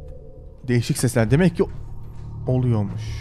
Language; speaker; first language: Turkish; early bilingual, heritage; Turkish